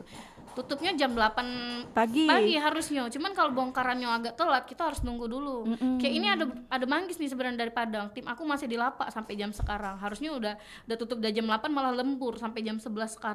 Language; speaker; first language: Indonesian; native; Indonesian